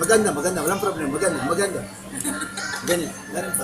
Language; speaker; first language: Filipino; non-native, learner; Persian